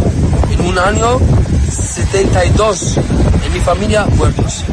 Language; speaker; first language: Spanish; non-native, learner; Arabic